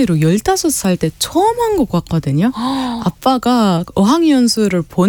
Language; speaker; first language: Korean; non-native, fluent; Arabic